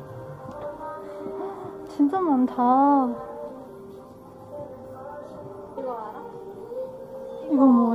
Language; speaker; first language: Korean; non-native, fluent; Cantonese